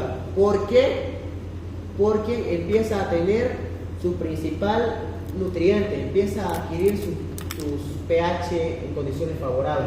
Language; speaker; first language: Spanish; native; Spanish